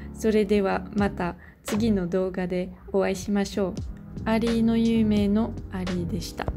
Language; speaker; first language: Japanese; non-native, fluent; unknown